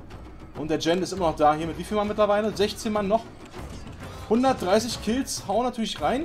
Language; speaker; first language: German; native; German